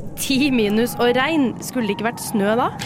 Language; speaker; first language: Norwegian; native; Norwegian